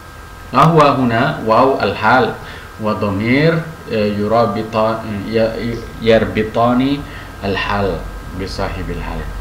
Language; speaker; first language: Arabic; non-native, fluent; Indonesian